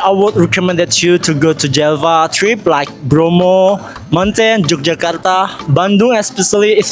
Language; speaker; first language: English; non-native, learner; Indonesian